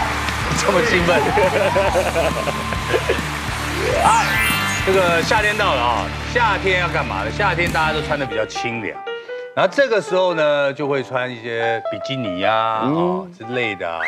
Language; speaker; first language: Chinese; native; Chinese